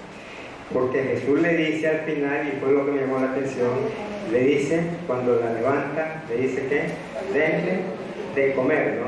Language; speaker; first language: Spanish; native; Spanish